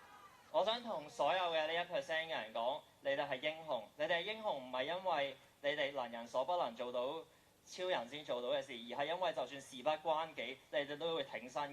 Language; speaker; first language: Cantonese; native; Cantonese